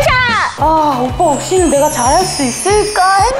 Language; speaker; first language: Korean; early bilingual, other home language; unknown